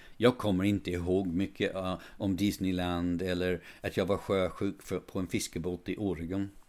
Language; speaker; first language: Swedish; non-native, fluent; English